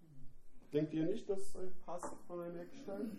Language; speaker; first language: German; non-native, learner; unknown